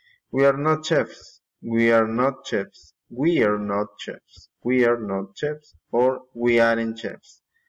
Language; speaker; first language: English; non-native, fluent; Spanish